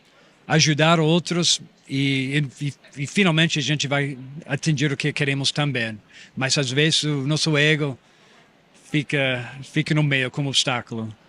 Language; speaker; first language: Portuguese; non-native, fluent; English